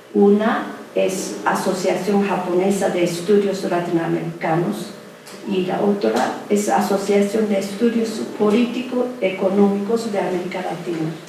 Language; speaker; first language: Spanish; non-native, fluent; Japanese